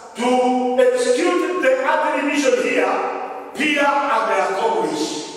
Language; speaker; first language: English; non-native, local second language; Swahili